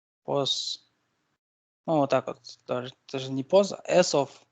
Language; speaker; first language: Russian; native; Russian